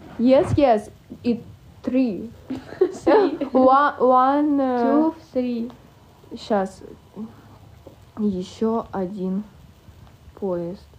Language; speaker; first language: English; non-native, learner; Russian